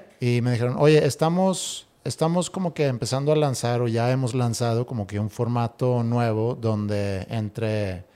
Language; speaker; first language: Spanish; non-native, fluent; Swedish